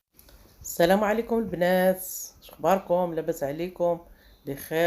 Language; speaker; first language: Arabic; native; Arabic